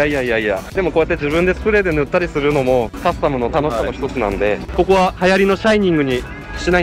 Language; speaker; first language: Japanese; native; Japanese